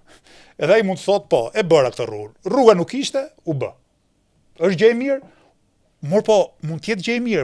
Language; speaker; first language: Albanian; native; Albanian